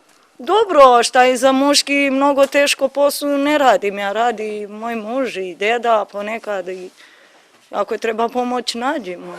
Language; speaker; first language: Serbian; non-native, learner; Romanian